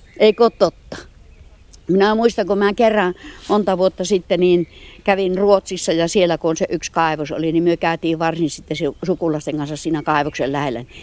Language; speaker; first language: Finnish; native; Finnish